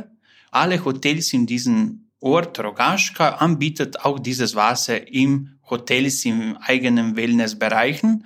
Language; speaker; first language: German; non-native, fluent; Slovenian